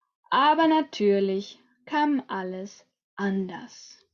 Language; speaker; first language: German; native; German